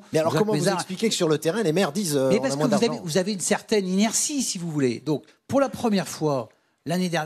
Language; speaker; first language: French; native; French